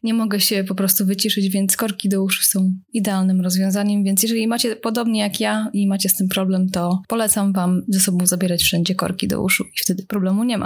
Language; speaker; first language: Polish; native; Polish